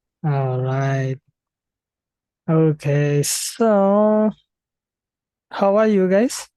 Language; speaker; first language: English; non-native, fluent; Indonesian